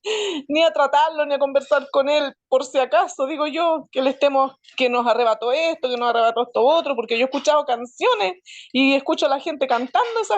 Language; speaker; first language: Spanish; native; Spanish